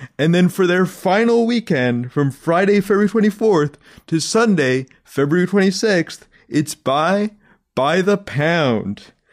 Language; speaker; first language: English; native; English